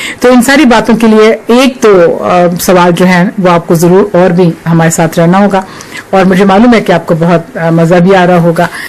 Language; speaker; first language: Urdu; native; Urdu